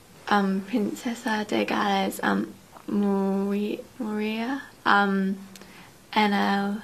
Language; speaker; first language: Spanish; non-native, learner; English